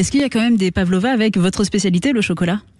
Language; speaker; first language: French; native; French